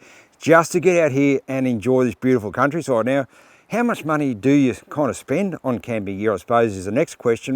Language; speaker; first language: English; native; English